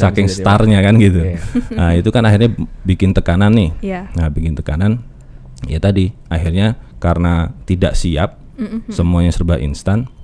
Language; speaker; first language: Indonesian; native; Indonesian